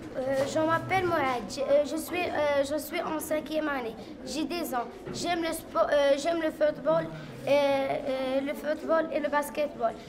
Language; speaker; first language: French; non-native, learner; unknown